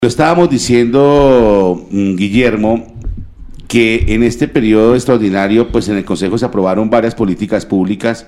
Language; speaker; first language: Spanish; native; Spanish